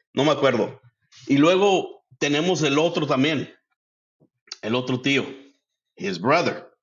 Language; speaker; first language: Spanish; early bilingual, heritage; Spanish